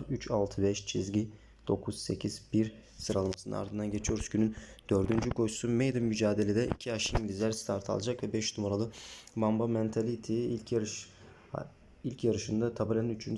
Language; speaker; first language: Turkish; native; Turkish